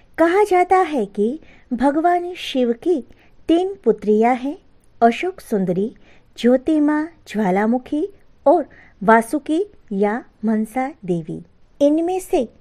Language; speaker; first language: Hindi; non-native, local second language; Gujarati